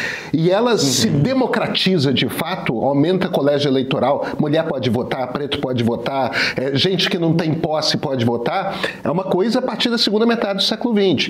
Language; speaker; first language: Portuguese; native; Portuguese